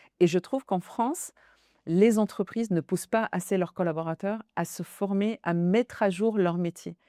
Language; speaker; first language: French; early bilingual, other home language; Arabic